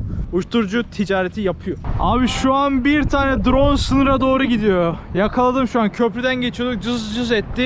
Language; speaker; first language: Turkish; native; Turkish